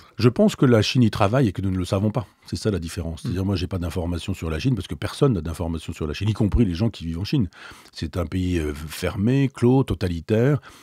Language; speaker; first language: French; native; French